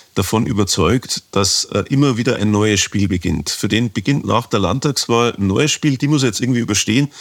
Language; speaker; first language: German; native; German